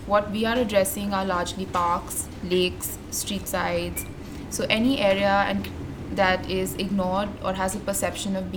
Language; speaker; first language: English; non-native, local second language; Hindi